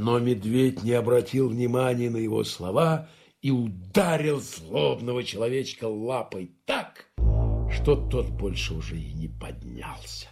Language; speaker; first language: Russian; native; Russian